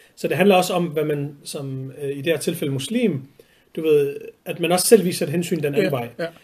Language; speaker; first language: Danish; early bilingual, other home language; Arabic